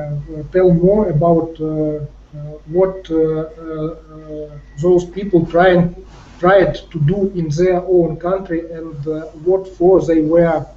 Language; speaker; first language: English; non-native, fluent; Ukrainian